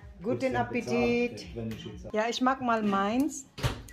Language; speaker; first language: German; non-native, learner; Filipino